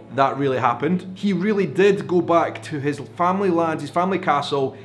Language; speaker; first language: English; native; English